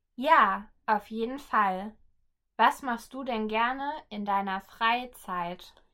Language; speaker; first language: German; native; German